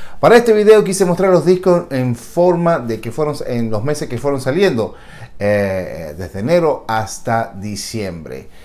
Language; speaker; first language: Spanish; native; Spanish